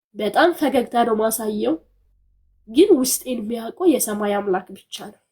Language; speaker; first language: Amharic; non-native, local second language; Sebat Bet Gurage